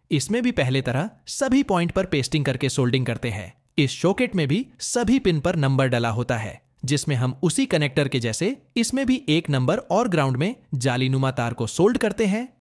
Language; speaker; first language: Hindi; native; Hindi